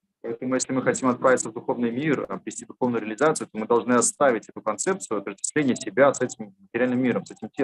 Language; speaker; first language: Russian; native; Russian